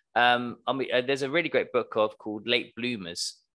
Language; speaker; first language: English; native; English